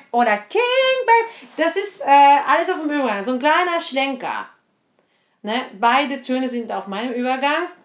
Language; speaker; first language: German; non-native, fluent; Italian